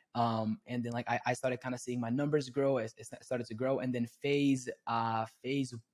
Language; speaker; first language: English; early bilingual, other home language; Spanish